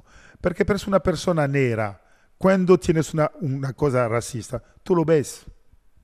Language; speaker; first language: Spanish; non-native, learner; French